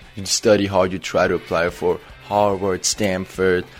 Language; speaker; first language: English; non-native, fluent; Persian